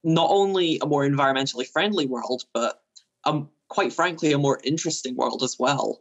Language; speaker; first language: English; native; English